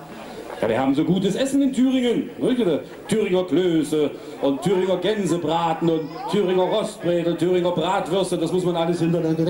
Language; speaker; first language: German; native; German